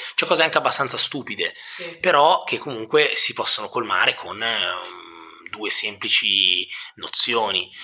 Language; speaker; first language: Italian; native; Italian